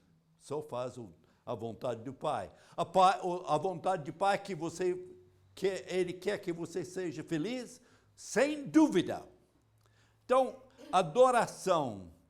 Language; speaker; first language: Portuguese; non-native, fluent; English